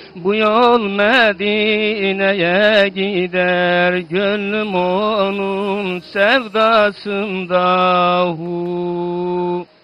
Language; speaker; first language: Turkish; native; Turkish